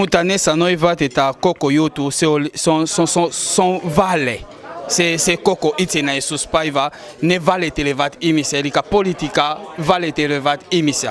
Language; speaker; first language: Finnish; non-native, fluent; Lingala